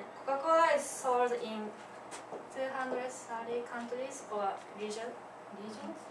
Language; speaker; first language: English; non-native, learner; Japanese